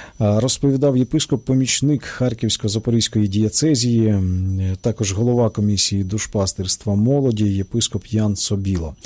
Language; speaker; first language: Ukrainian; native; Ukrainian